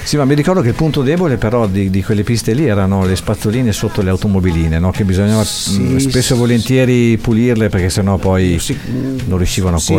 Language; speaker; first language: Italian; native; Italian